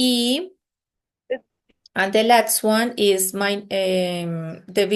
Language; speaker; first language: English; non-native, fluent; Spanish